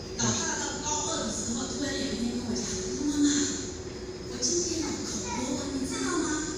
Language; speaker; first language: Chinese; native; Chinese